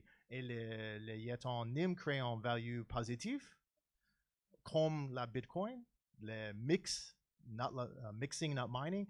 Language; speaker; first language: French; non-native, learner; English